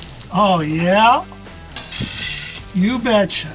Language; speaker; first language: English; native; English